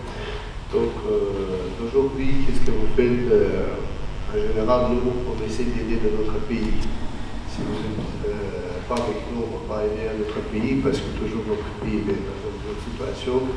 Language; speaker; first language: French; non-native, fluent; Armenian